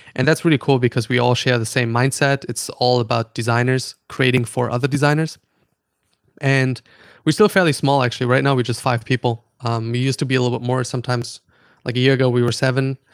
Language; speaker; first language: English; non-native, fluent; German